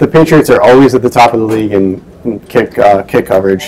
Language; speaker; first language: English; native; English